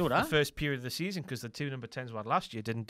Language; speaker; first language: English; native; English